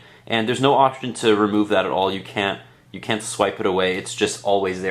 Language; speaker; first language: English; native; English